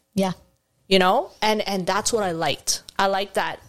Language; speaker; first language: English; non-native, fluent; Arabic